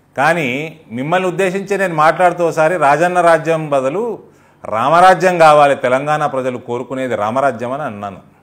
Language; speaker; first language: Telugu; native; Telugu